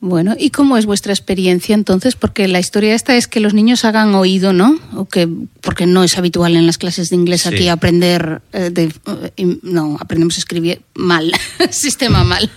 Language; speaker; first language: Spanish; non-native, local second language; Galician